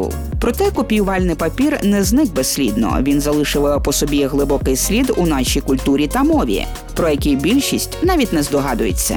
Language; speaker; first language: Ukrainian; native; Ukrainian